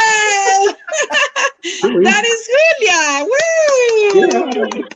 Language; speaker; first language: English; non-native, fluent; Spanish